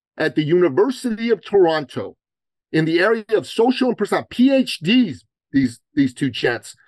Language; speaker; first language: English; early bilingual, other home language; Persian